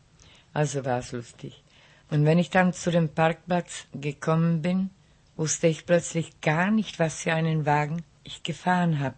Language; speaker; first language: German; non-native, local second language; Czech